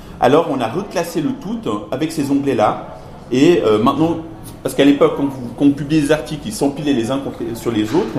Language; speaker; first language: French; native; French